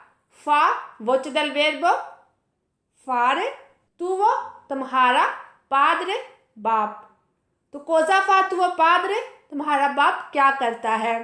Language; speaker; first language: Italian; non-native, fluent; Urdu